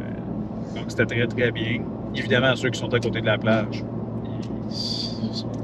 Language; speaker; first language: French; native; French